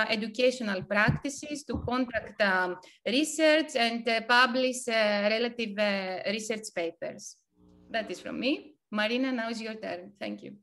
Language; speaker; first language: English; non-native, fluent; Ukrainian